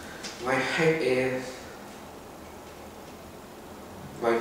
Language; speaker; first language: English; non-native, learner; Korean